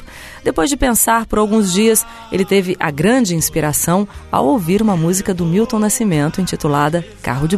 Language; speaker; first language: Portuguese; native; Portuguese